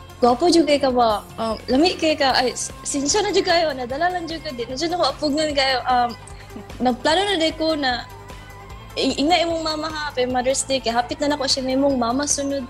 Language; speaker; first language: Cebuano; native; Cebuano